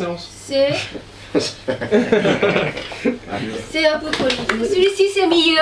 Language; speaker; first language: French; non-native, learner; Japanese